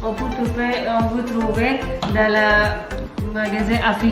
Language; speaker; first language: French; non-native, learner; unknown